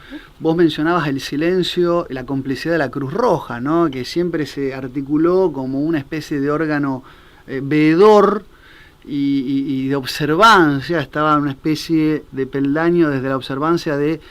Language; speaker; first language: Spanish; native; Spanish